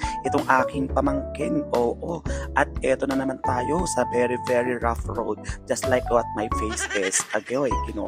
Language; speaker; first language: Filipino; native; Filipino